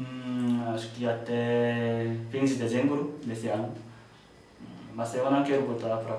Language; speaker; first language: Portuguese; non-native, learner; Korean